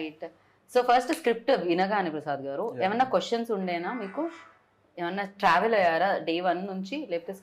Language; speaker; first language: Telugu; native; Telugu